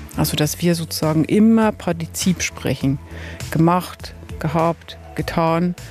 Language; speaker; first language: German; native; German